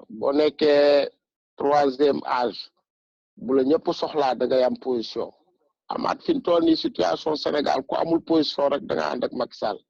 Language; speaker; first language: Wolof; non-native, local second language; Bambara